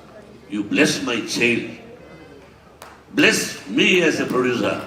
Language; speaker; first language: Tamil; non-native, learner; Telugu